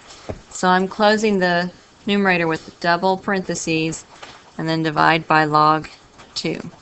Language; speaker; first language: English; native; English